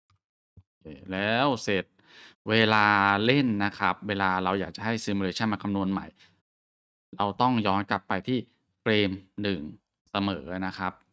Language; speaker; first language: Thai; native; Thai